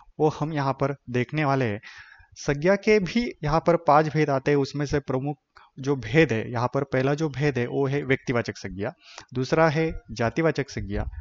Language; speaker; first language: Hindi; non-native, local second language; Marathi